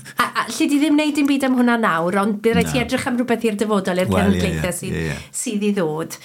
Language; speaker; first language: Welsh; native; Welsh